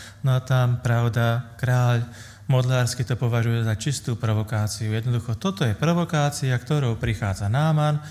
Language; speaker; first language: Slovak; native; Slovak